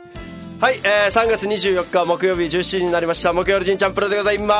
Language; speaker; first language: Japanese; native; Japanese